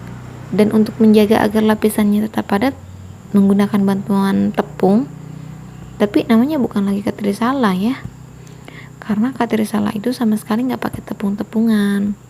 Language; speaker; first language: Indonesian; native; Indonesian